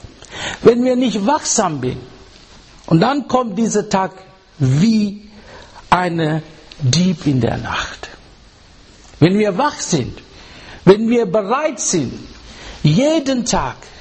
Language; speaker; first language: German; non-native, fluent; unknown